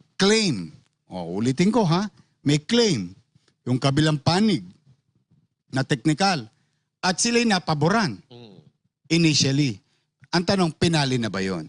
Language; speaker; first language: Filipino; native; Filipino